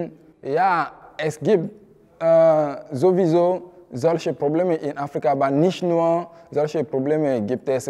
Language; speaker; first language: German; non-native, fluent; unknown